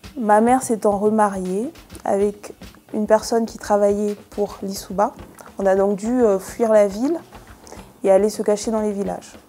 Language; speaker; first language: French; early bilingual, other home language; Lingala